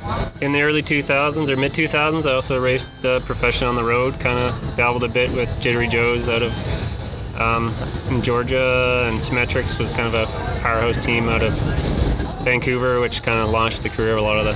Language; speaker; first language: English; native; English